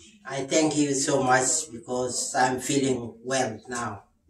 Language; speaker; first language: English; non-native, learner; Arabic